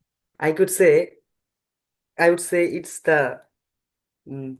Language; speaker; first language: English; non-native, learner; Bangla